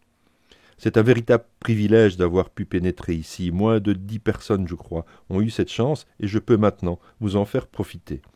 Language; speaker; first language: French; native; French